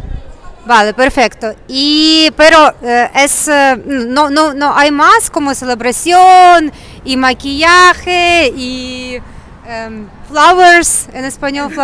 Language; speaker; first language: Spanish; non-native, learner; Ukrainian